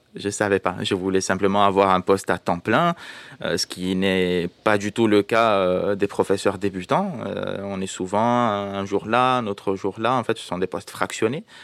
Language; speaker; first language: French; non-native, local second language; Arabic